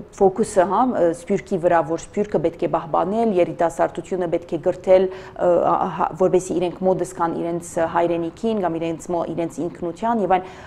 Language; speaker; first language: Armenian; early bilingual, heritage; Armenian